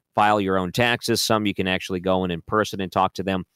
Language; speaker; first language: English; native; English